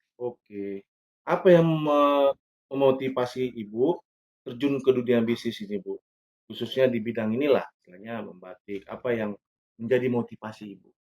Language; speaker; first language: Indonesian; native; Indonesian